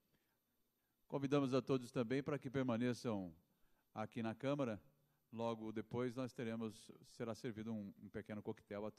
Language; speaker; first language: Portuguese; native; Portuguese